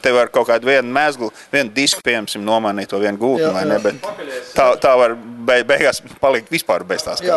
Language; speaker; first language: Latvian; native; Latvian